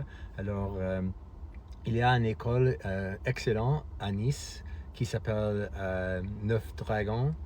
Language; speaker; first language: French; non-native, fluent; English